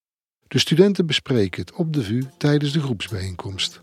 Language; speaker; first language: Dutch; native; Dutch